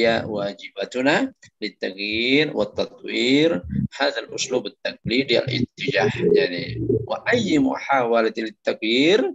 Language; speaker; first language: Arabic; non-native, fluent; Indonesian